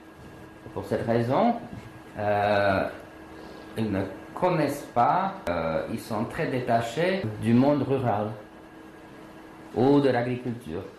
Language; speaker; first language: French; non-native, fluent; Slovak